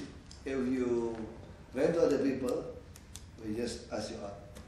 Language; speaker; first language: English; non-native, learner; Indonesian